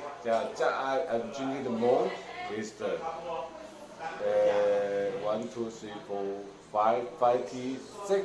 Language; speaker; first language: English; non-native, learner; Chinese